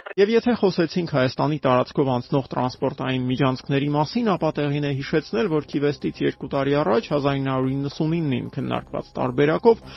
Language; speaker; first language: Armenian; native; Armenian